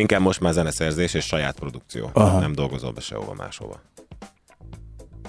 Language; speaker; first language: Hungarian; native; Hungarian